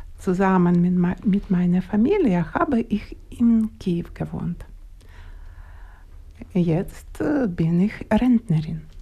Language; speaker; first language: German; non-native, learner; Russian